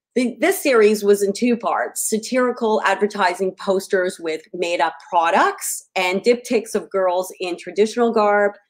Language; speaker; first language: English; native; English